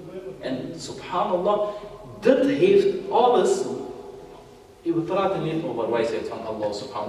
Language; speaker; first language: Dutch; non-native, fluent; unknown